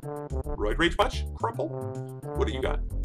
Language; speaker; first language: English; native; English